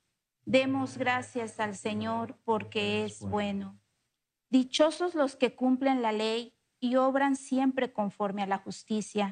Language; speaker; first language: Spanish; native; Spanish